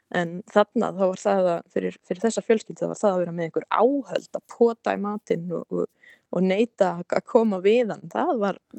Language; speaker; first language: Icelandic; native; Icelandic